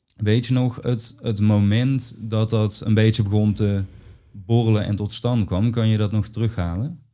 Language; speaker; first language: Dutch; native; Dutch